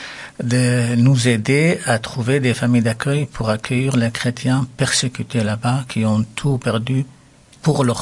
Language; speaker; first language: French; non-native, local second language; Arabic